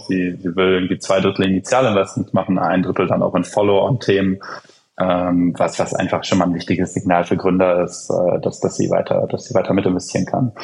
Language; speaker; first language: German; native; German